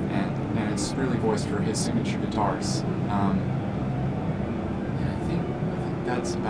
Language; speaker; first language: English; native; English